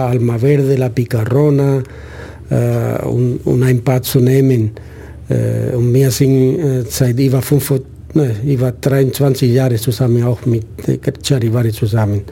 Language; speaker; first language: German; non-native, fluent; Spanish